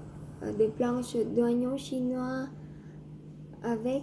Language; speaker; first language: French; non-native, learner; Vietnamese